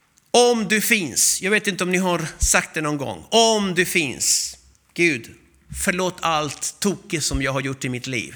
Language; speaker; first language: Swedish; non-native, fluent; Spanish